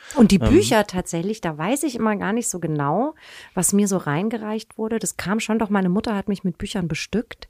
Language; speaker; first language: German; native; German